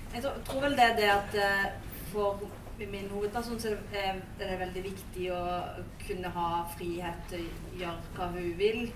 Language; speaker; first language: Norwegian; early bilingual, other home language; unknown